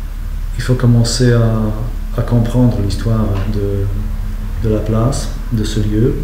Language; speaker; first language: French; non-native, fluent; Polish